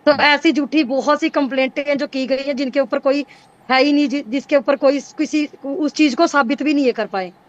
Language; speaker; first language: Hindi; non-native, local second language; Punjabi